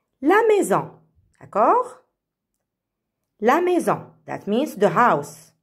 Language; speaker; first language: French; non-native, fluent; Arabic